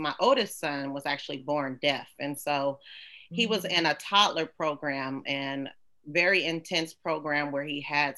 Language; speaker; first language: English; native; English